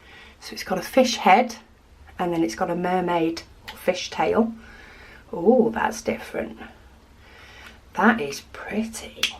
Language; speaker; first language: English; native; English